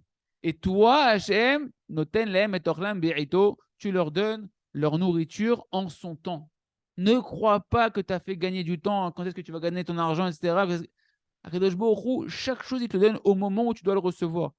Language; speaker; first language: French; native; French